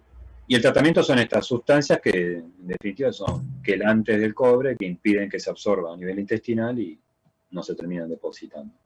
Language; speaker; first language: Spanish; native; Spanish